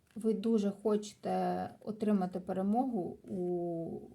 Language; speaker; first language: Ukrainian; native; Ukrainian